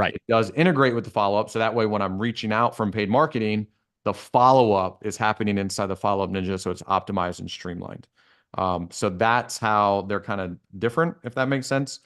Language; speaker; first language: English; native; English